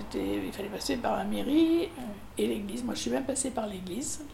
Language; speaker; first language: French; native; French